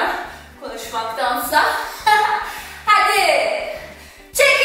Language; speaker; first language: Turkish; non-native, fluent; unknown